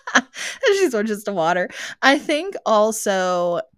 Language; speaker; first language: English; native; English